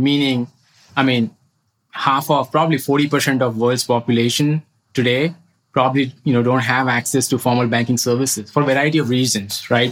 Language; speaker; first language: English; non-native, local second language; Hindi